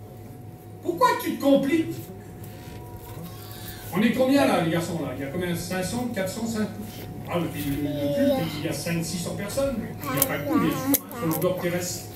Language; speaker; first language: French; native; French